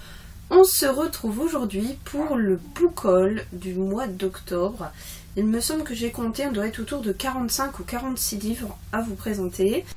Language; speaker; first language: French; native; French